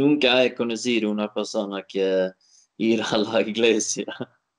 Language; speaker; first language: Spanish; non-native, learner; Swedish